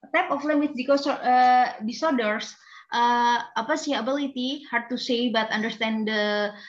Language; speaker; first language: English; non-native, learner; Indonesian